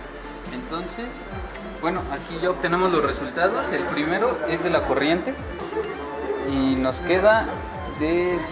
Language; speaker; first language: Spanish; native; Spanish